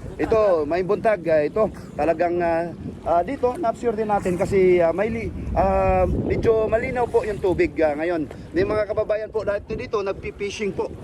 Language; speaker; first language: Filipino; non-native, local second language; Cebuano